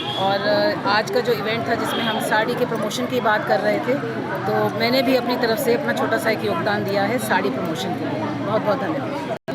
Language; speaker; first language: Hindi; native; Hindi